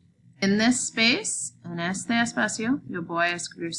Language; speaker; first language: Spanish; non-native, learner; English